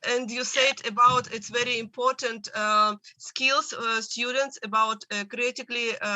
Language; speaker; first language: English; non-native, learner; Russian